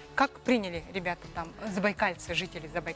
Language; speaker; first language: Russian; native; Russian